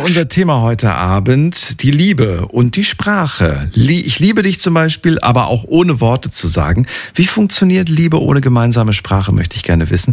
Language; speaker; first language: German; native; German